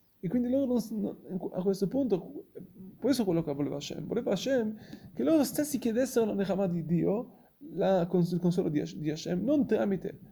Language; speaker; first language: Italian; non-native, fluent; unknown